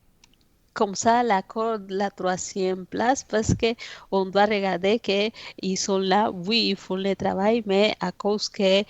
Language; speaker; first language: French; non-native, fluent; Spanish